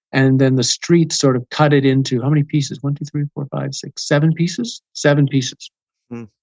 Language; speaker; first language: English; native; English